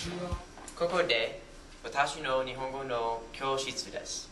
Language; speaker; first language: Japanese; non-native, learner; English